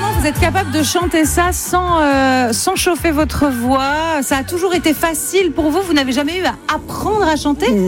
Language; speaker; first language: French; native; French